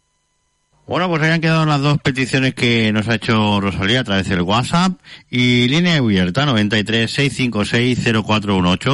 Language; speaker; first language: Spanish; native; Spanish